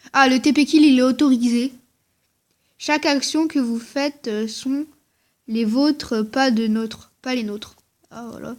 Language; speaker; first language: French; native; French